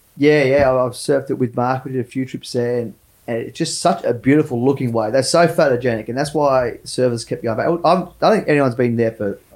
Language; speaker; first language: English; native; English